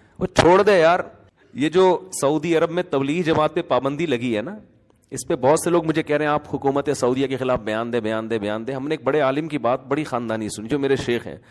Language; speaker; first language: Urdu; native; Urdu